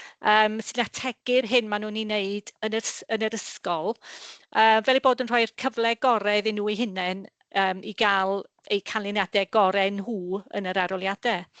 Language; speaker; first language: Welsh; native; Welsh